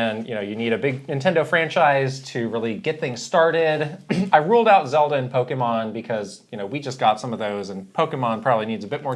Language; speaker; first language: English; native; English